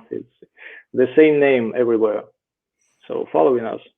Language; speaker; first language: English; non-native, fluent; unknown